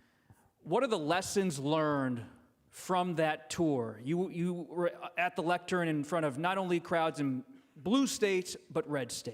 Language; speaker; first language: English; native; English